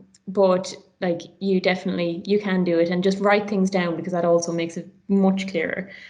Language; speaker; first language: English; native; English